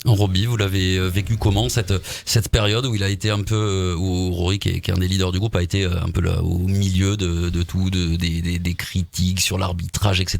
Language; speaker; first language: French; native; French